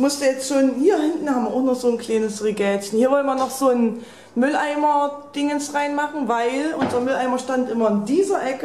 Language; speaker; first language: German; native; German